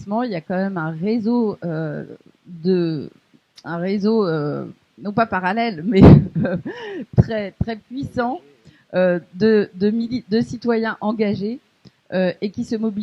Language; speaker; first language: French; native; French